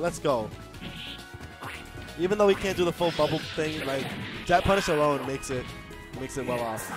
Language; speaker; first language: English; native; English